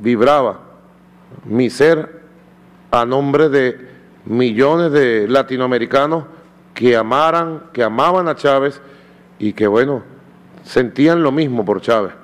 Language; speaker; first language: Spanish; native; Spanish